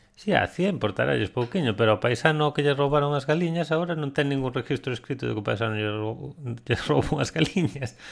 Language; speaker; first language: Galician; non-native, local second language; Spanish